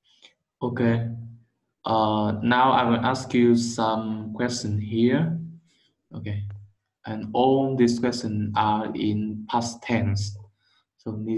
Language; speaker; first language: English; non-native, learner; Vietnamese